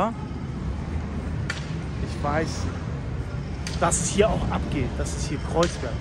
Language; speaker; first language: German; native; German